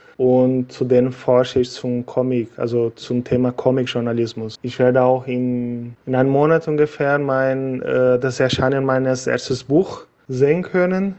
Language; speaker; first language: German; non-native, fluent; Portuguese